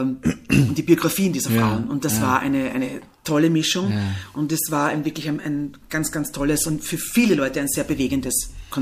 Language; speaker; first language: German; native; German